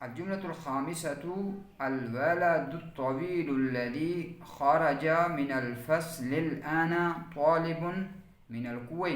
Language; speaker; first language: Arabic; non-native, fluent; Urdu